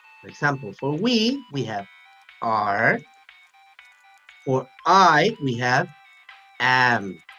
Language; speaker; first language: English; non-native, fluent; Spanish